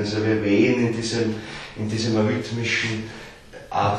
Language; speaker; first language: German; native; German